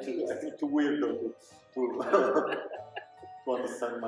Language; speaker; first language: English; non-native, local second language; Italian